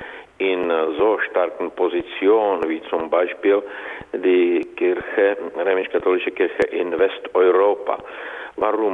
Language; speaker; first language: German; non-native, fluent; Czech